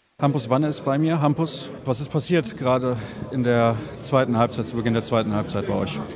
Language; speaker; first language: German; native; German